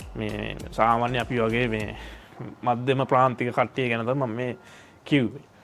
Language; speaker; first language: Sinhala; native; Sinhala